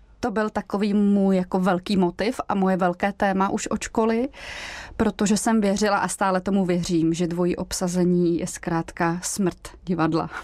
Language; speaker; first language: Czech; native; Czech